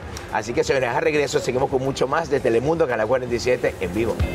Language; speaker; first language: Spanish; native; Spanish